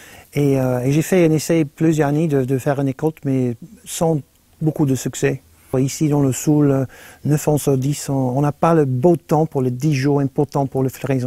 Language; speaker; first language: French; non-native, fluent; English